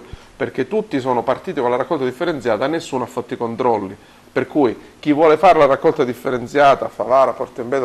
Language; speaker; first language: Italian; native; Italian